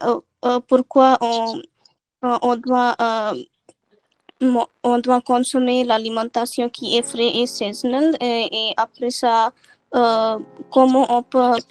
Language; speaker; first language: French; non-native, learner; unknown